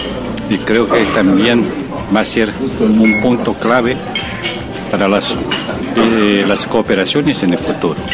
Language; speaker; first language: Spanish; non-native, fluent; Chinese